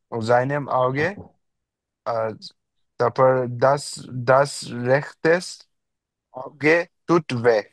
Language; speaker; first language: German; non-native, learner; Bangla